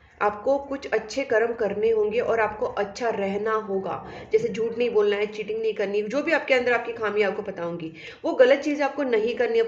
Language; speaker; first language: Hindi; non-native, local second language; Marathi